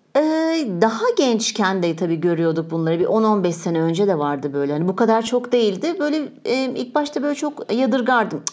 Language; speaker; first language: Turkish; native; Turkish